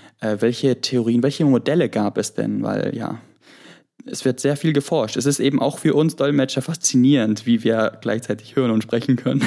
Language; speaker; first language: German; early bilingual, other home language; Greek